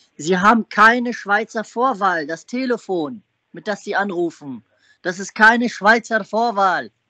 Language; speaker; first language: German; native; German